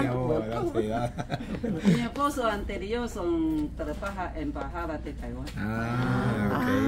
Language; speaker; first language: Spanish; non-native, learner; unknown